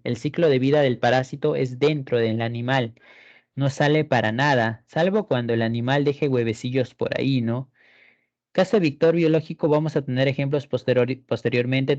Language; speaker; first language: Spanish; native; Spanish